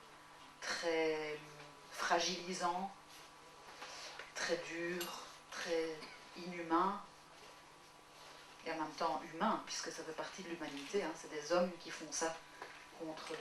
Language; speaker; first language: French; native; French